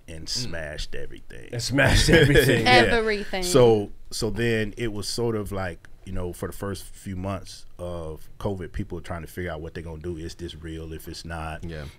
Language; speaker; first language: English; native; English